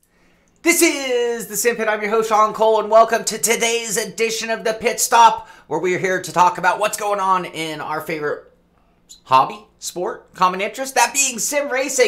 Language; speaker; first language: English; native; English